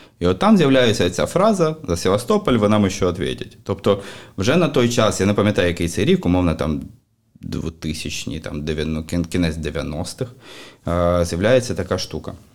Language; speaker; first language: Ukrainian; native; Ukrainian